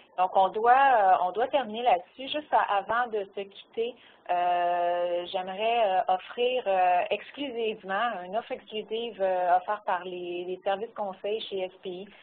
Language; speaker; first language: French; native; French